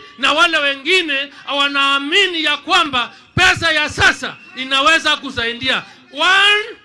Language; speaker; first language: Swahili; non-native, local second language; Kikuyu